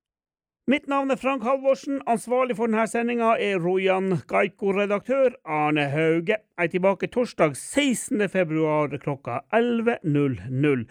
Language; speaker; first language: Norwegian; native; Norwegian